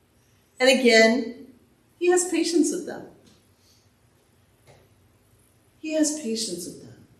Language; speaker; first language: English; native; English